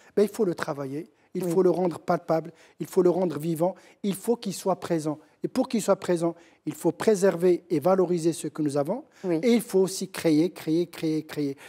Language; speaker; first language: French; non-native, local second language; Central Atlas Tamazight